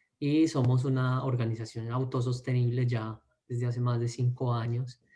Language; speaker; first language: Spanish; native; Spanish